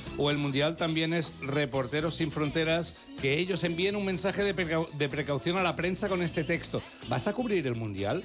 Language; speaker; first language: Spanish; native; Spanish